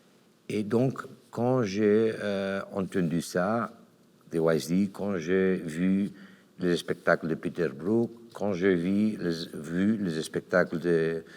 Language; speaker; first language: French; non-native, learner; Catalan